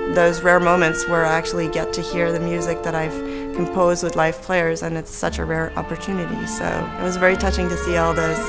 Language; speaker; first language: English; native; English